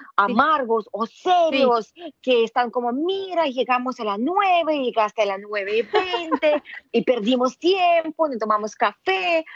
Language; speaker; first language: Spanish; non-native, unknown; Russian